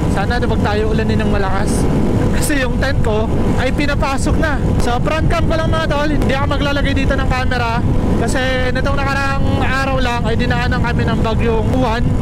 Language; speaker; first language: Filipino; non-native, local second language; Bikol